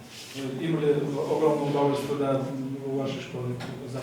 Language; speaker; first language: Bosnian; non-native, fluent; Russian